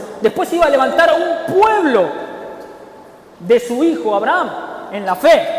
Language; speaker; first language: Spanish; native; Spanish